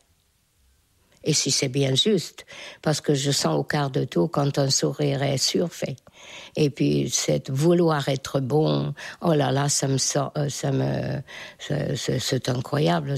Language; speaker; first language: French; non-native, fluent; Hungarian